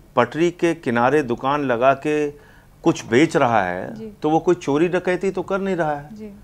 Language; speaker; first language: Hindi; native; Hindi